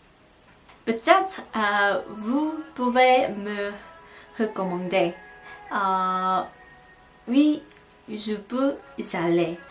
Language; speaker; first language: French; non-native, learner; Korean